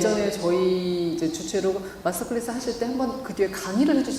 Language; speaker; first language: Korean; native; Korean